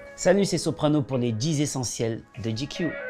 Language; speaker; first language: French; native; French